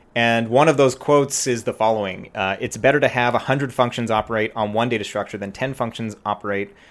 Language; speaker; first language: English; native; English